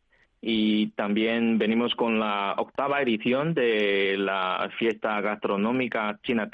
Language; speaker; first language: Spanish; non-native, fluent; Chinese